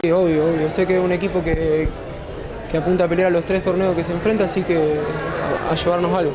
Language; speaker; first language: Spanish; native; Spanish